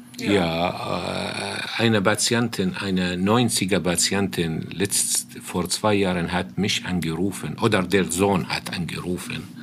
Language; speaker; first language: German; non-native, fluent; Arabic